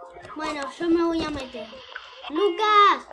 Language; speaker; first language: Spanish; native; Spanish